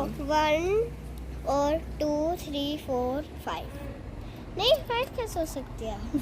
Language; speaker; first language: Hindi; native; Hindi